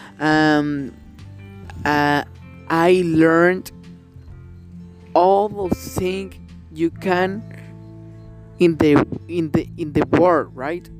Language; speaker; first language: English; non-native, learner; Spanish